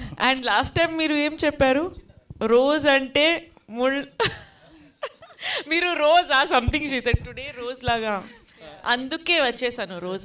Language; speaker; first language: Telugu; non-native, learner; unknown